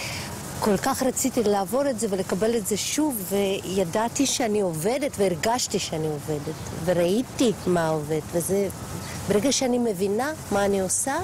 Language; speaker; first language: Hebrew; non-native, fluent; Russian